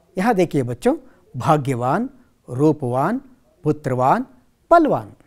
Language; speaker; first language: Hindi; non-native, local second language; Kannada